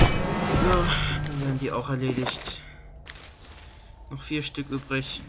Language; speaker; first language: German; native; German